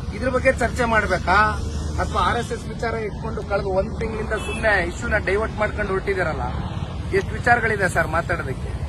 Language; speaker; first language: Kannada; native; Kannada